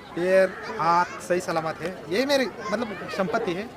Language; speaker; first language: Hindi; non-native, local second language; Marathi